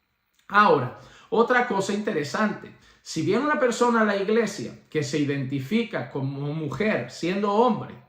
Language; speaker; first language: Spanish; native; Spanish